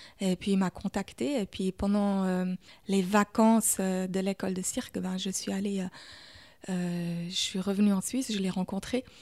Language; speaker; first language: French; early bilingual, other home language; German